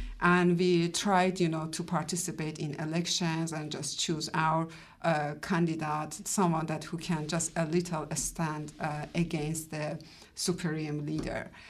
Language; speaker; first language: English; non-native, fluent; Persian